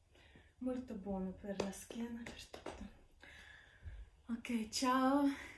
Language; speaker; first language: Italian; non-native, learner; Russian